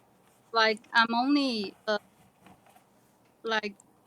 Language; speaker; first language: English; non-native, learner; Chinese